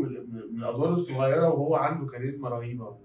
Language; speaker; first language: Arabic; native; Arabic